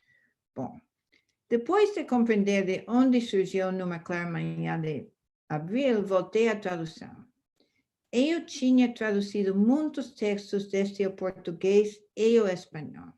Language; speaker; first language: Portuguese; non-native, fluent; English